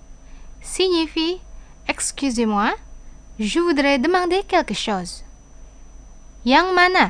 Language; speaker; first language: French; non-native, fluent; Indonesian